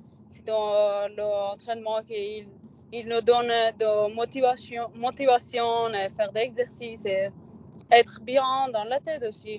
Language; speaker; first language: French; non-native, learner; Persian